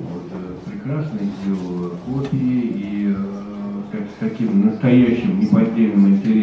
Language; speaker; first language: Russian; native; Russian